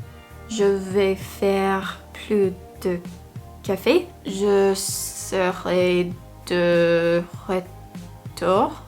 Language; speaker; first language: French; non-native, learner; English